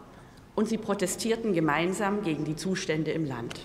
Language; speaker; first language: German; native; German